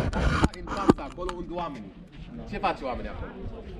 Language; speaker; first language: Romanian; non-native, learner; Arabic